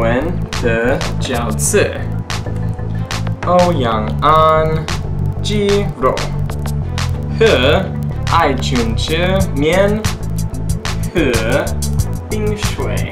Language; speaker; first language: Chinese; non-native, learner; English